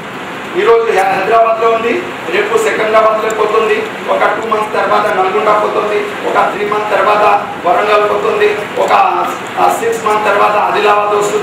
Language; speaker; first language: Telugu; non-native, local second language; Hindi